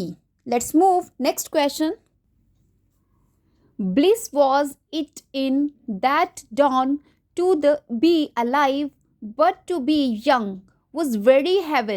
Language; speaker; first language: English; non-native, local second language; Hindi